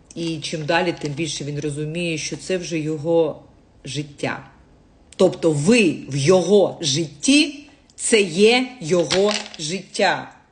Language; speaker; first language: Ukrainian; native; Ukrainian